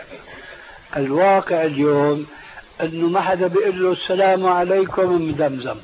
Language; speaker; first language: Arabic; early bilingual, other home language; Albanian